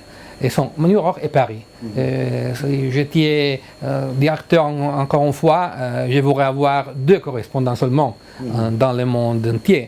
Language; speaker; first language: French; non-native, learner; Italian